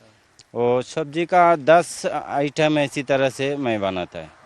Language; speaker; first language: Hindi; non-native, local second language; Odia